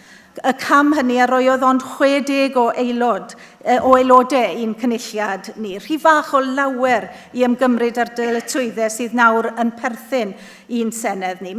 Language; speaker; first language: Welsh; native; Welsh